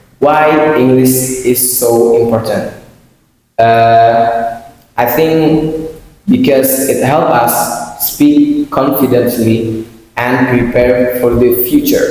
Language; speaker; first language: English; non-native, learner; Indonesian